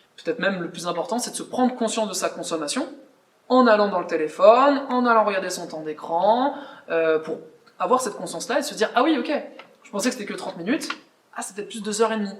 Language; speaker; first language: French; native; French